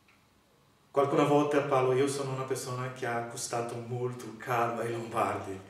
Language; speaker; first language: Italian; non-native, learner; Portuguese